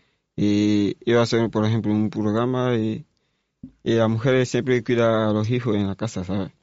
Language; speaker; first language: Spanish; non-native, learner; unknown